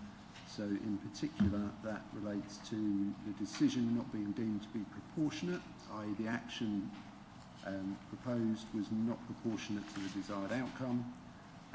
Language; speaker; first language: English; native; English